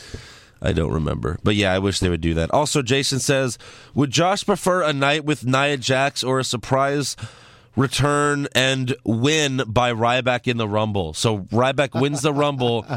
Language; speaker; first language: English; early bilingual, other home language; Italian